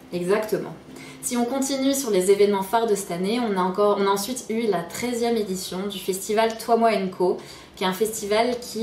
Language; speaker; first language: French; native; French